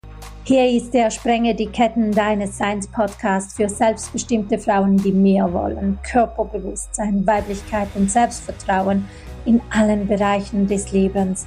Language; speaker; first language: German; non-native, fluent; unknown